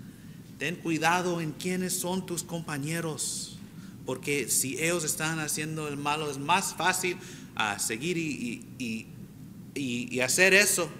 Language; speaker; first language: Spanish; non-native, fluent; English